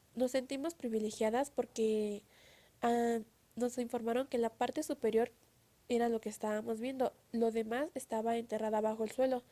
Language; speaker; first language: Spanish; native; Spanish